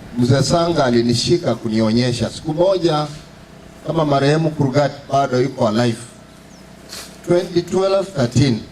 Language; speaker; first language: Swahili; non-native, local second language; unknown